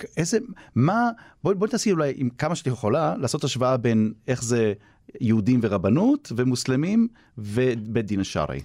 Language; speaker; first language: Hebrew; native; Hebrew